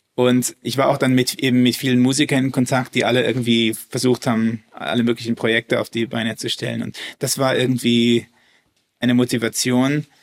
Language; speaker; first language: German; early bilingual, heritage; German